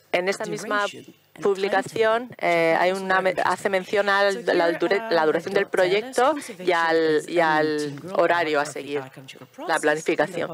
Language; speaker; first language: Spanish; non-native, fluent; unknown